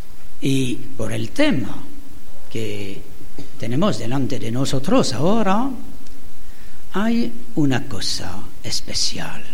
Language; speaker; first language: Spanish; non-native, fluent; French